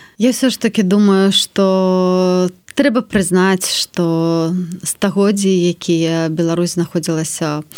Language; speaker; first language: Belarusian; native; Belarusian